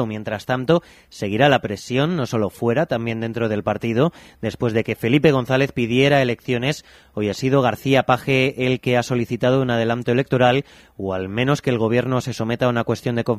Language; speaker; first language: Spanish; native; Spanish